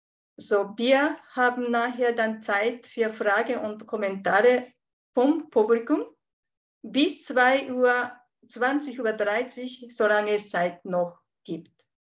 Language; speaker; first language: German; non-native, fluent; Japanese